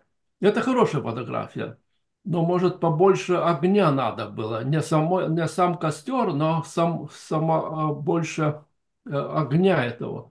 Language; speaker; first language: Russian; non-native, fluent; Lithuanian